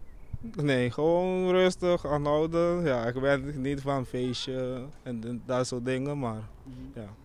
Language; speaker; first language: Dutch; non-native, local second language; Papiamento